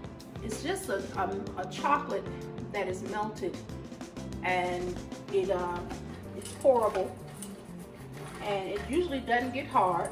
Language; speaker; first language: English; native; English